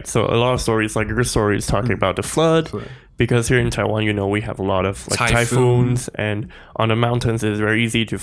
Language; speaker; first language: English; non-native, fluent; Chinese